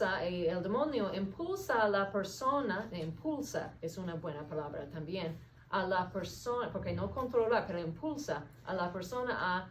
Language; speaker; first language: Spanish; non-native, fluent; English